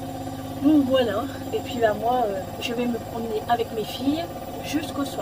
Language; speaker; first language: French; native; French